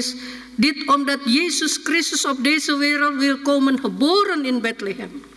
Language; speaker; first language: Dutch; non-native, fluent; Indonesian